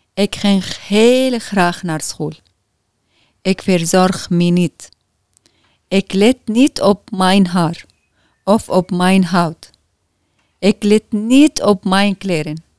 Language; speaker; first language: Dutch; non-native, learner; Arabic